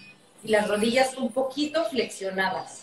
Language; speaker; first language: Spanish; native; Spanish